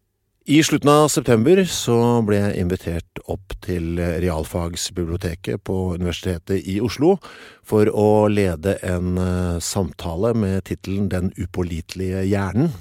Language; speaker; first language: Norwegian; native; Norwegian